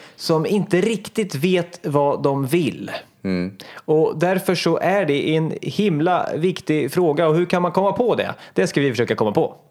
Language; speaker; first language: Swedish; native; Swedish